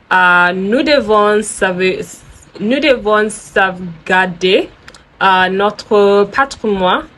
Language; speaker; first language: French; non-native, learner; English